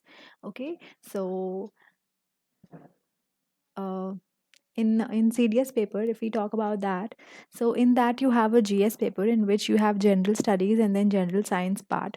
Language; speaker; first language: English; non-native, local second language; Hindi